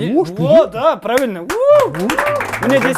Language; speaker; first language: Russian; non-native, learner; Kazakh